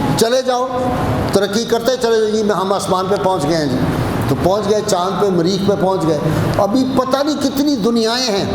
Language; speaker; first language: Urdu; non-native, local second language; Punjabi